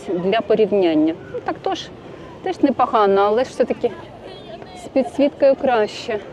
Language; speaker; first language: Ukrainian; non-native, local second language; Russian